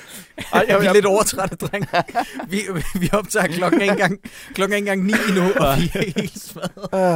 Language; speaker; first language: Danish; native; Danish